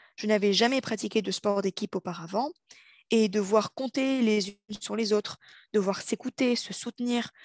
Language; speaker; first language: French; native; French